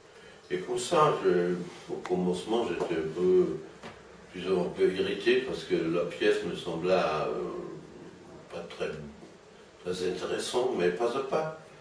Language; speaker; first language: French; non-native, fluent; German